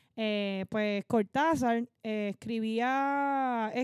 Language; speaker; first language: Spanish; native; Spanish